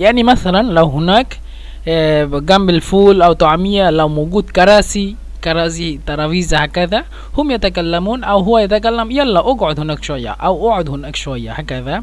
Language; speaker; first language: Arabic; non-native, fluent; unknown